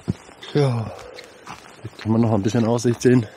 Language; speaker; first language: German; native; German